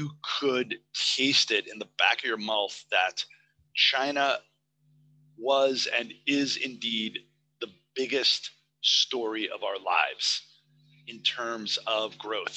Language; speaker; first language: English; native; English